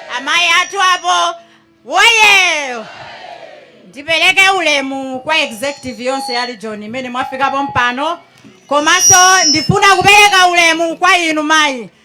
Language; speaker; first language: Nyanja; native; Nyanja